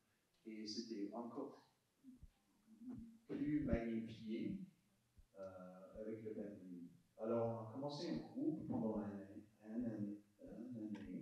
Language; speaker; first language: French; non-native, learner; English